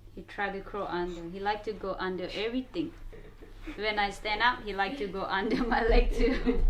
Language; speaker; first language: English; non-native, learner; Thai